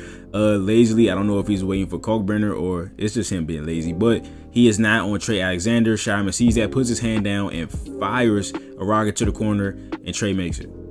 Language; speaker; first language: English; native; English